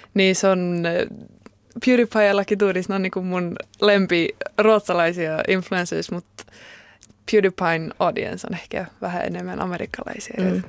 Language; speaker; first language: Finnish; early bilingual, heritage; Finnish